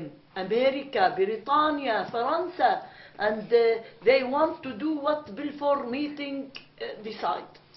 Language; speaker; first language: English; non-native, learner; Arabic